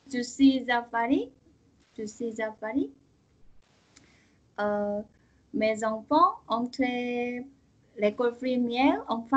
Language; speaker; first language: French; non-native, learner; Korean